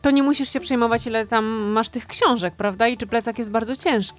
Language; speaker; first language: Polish; native; Polish